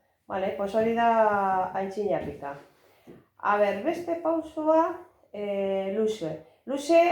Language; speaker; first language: Basque; non-native, local second language; Spanish